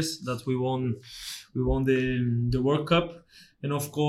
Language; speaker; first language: English; non-native, fluent; Portuguese